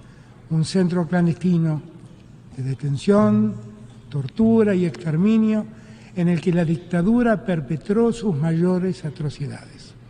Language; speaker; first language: Spanish; native; Spanish